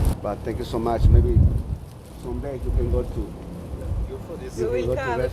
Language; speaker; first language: English; non-native, learner; Spanish